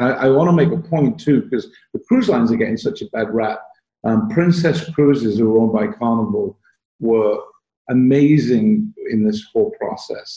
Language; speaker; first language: English; native; English